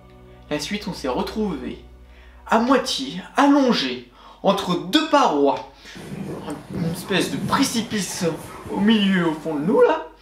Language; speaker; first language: French; native; French